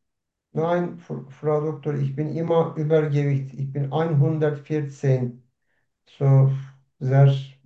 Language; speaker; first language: German; non-native, learner; Turkish